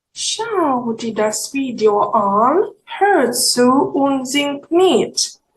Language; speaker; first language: German; non-native, fluent; Ukrainian